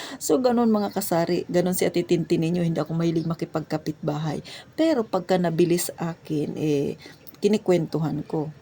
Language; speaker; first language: Filipino; non-native, local second language; Cebuano